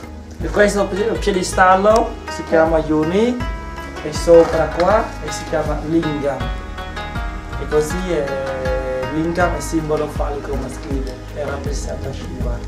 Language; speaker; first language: Italian; non-native, learner; Khmer